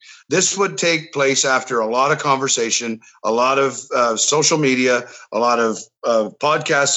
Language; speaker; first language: English; native; English